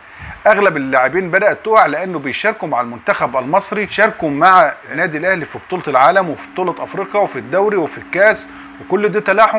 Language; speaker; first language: Arabic; native; Arabic